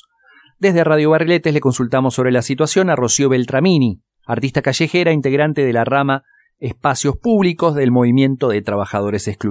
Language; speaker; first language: Spanish; native; Spanish